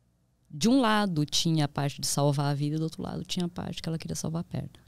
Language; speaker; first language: Portuguese; native; Portuguese